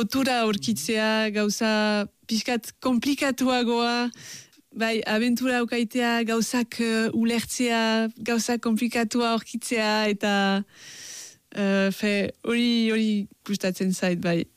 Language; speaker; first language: Basque; non-native, local second language; French